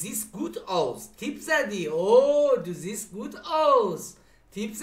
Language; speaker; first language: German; non-native, fluent; Persian